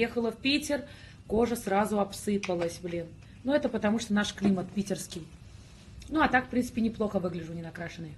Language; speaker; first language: Russian; native; Russian